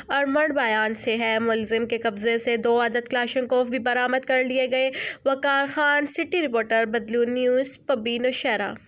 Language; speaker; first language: Urdu; non-native, local second language; Pashto